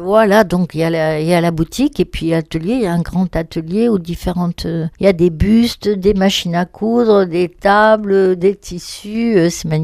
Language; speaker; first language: French; native; French